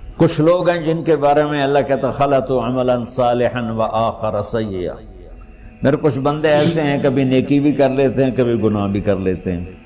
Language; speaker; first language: Urdu; non-native, local second language; Punjabi